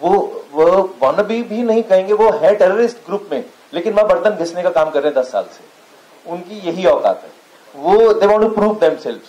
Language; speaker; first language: Hindi; native; Hindi